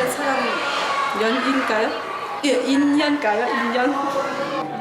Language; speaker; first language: Korean; non-native, learner; Thai